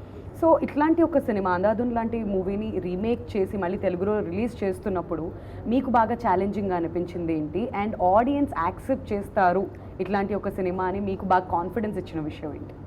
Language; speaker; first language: Telugu; native; Telugu